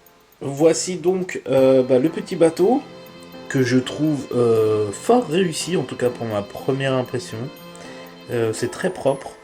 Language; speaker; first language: French; native; French